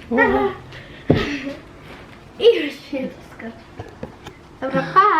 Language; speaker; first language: Polish; native; Polish